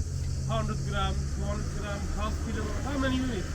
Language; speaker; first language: English; non-native, learner; Turkish